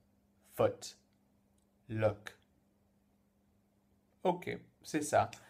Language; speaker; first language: French; non-native, fluent; English